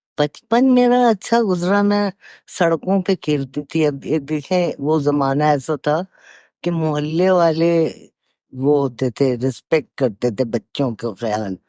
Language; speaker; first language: Urdu; native; Urdu